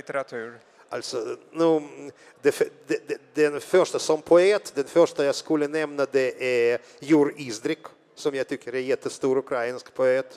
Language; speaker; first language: Swedish; non-native, fluent; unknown